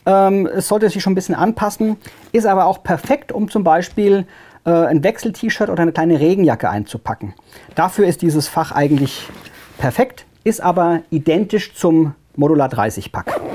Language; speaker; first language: German; native; German